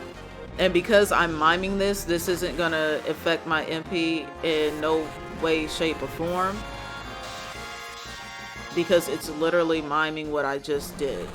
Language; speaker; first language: English; native; English